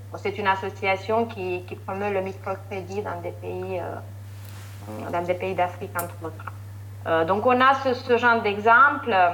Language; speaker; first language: French; non-native, fluent; Romanian